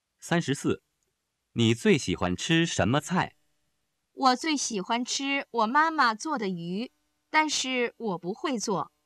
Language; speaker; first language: Chinese; non-native, fluent; Korean